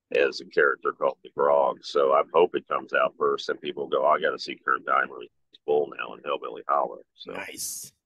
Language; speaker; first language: English; native; English